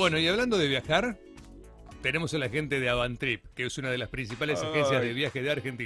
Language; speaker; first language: Spanish; native; Spanish